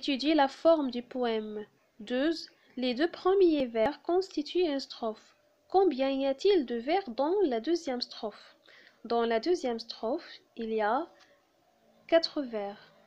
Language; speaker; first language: French; non-native, local second language; Arabic